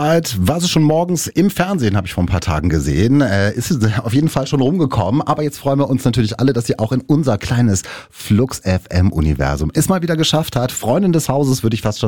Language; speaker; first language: German; native; German